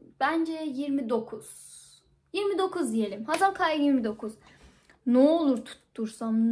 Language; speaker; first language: Turkish; non-native, fluent; Persian